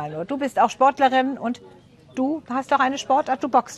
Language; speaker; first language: German; native; German